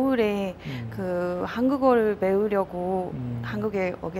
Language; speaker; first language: Korean; non-native, fluent; Japanese